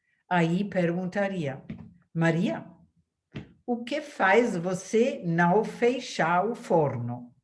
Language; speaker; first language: Portuguese; non-native, fluent; German